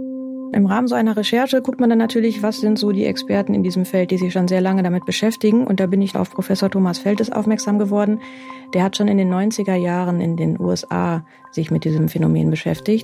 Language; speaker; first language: German; native; German